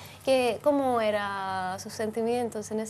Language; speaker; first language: Spanish; non-native, fluent; Turkish